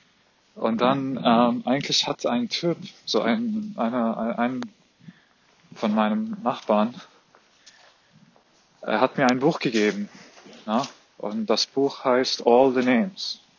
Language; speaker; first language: German; non-native, fluent; Arabic